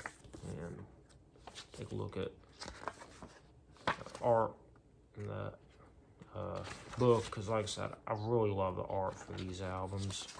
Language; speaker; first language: English; native; English